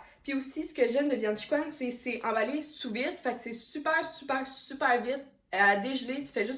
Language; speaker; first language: French; native; French